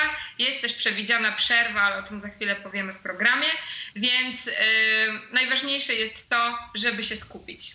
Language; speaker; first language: Polish; native; Polish